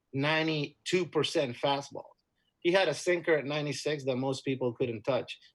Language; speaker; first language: English; non-native, fluent; Spanish